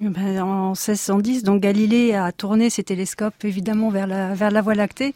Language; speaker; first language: French; native; French